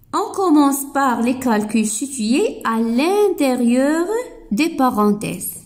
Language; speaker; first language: French; non-native, local second language; Arabic